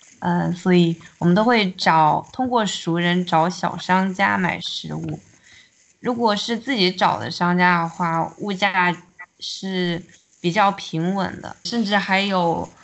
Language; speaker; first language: Chinese; native; Chinese